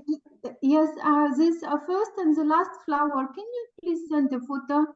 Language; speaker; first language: English; non-native, learner; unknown